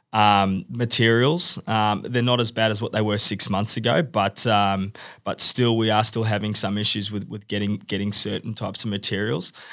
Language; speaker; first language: English; native; English